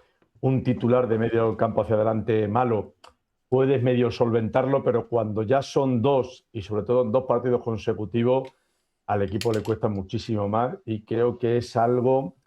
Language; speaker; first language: Spanish; native; Spanish